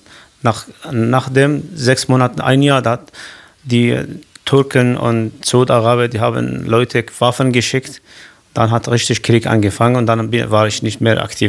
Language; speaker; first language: German; non-native, learner; Kurdish